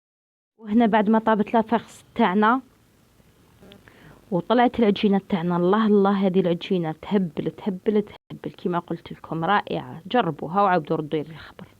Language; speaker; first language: Arabic; native; Arabic